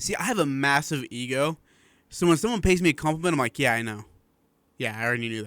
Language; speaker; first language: English; native; English